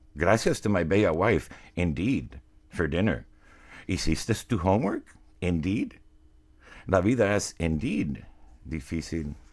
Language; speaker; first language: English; early bilingual, other home language; Spanish